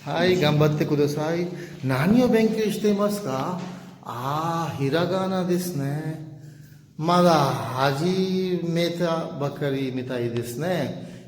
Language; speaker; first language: Japanese; non-native, fluent; Urdu